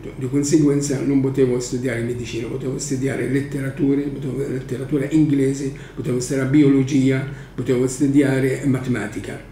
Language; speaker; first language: Italian; non-native, fluent; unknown